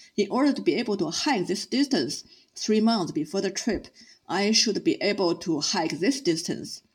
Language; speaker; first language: English; non-native, fluent; Chinese